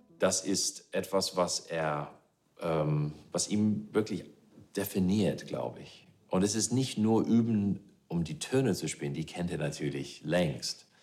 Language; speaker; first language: German; non-native, fluent; English